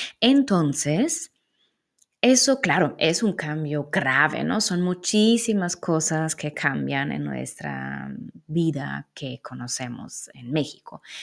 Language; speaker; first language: Spanish; non-native, fluent; German